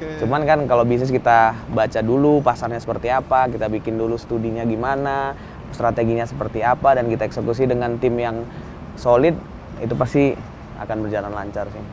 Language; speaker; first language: Indonesian; early bilingual, other home language; Spanish